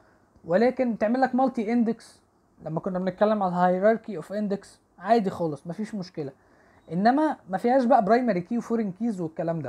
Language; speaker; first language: Arabic; native; Arabic